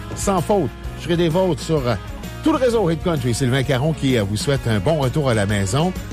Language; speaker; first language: French; native; French